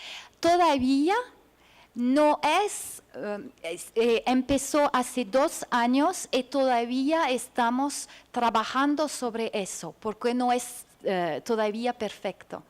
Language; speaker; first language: Spanish; non-native, fluent; French